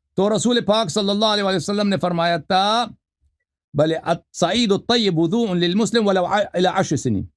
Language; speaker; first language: Urdu; native; Urdu